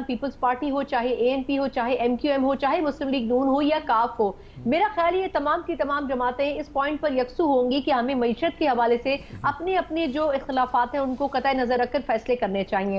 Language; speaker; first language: Urdu; native; Urdu